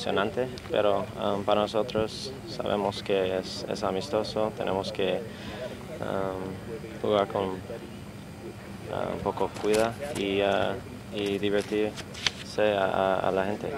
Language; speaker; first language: Spanish; non-native, learner; English